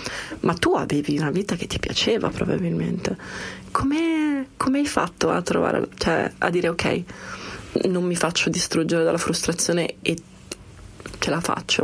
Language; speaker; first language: Italian; native; Italian